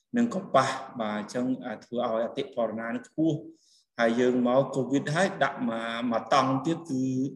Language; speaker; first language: Khmer; native; Khmer